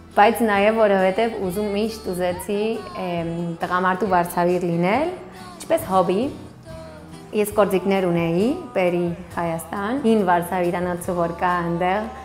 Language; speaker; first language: Armenian; early bilingual, heritage; Armenian